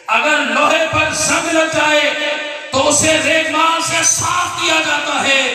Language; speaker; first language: Urdu; non-native, local second language; Sindhi